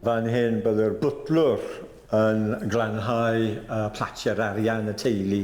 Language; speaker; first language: Welsh; native; Welsh